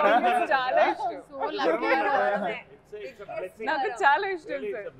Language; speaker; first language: Telugu; non-native, fluent; Hindi